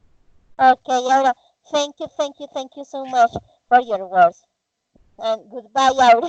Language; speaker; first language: English; non-native, fluent; Spanish